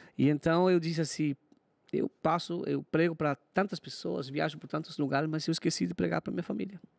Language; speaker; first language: Portuguese; non-native, fluent; Spanish